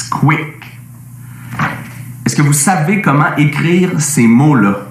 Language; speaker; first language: French; native; French